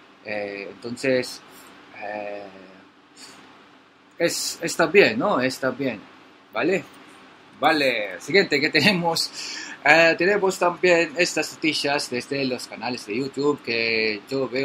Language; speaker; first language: Spanish; non-native, learner; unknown